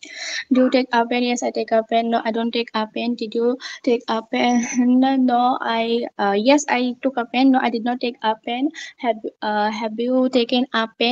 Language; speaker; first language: English; non-native, learner; Bangla